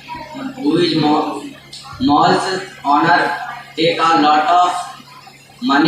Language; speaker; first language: English; non-native, learner; Hindi